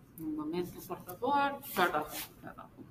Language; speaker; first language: Spanish; non-native, learner; English